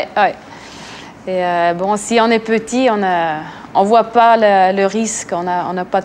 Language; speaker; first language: French; non-native, local second language; German